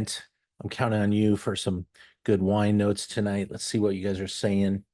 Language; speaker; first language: English; native; English